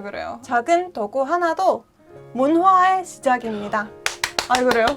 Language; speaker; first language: Korean; non-native, fluent; Estonian